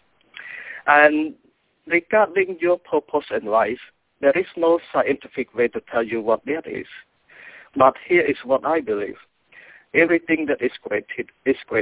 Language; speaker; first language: English; non-native, fluent; Khmer